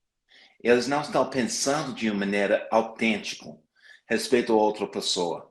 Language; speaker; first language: Portuguese; non-native, fluent; English